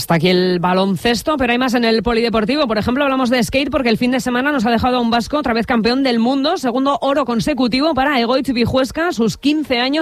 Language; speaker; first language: Spanish; native; Spanish